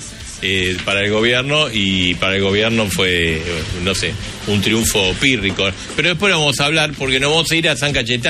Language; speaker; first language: Spanish; native; Spanish